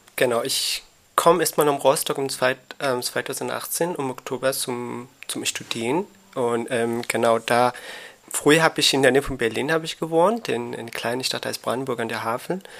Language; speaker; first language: German; non-native, learner; Persian